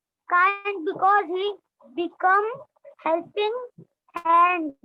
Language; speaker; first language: English; non-native, learner; Hindi